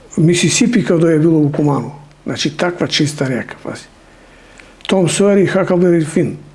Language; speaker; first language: Macedonian; non-native, local second language; Serbian